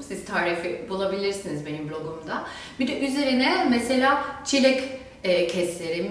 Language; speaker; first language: Turkish; non-native, fluent; German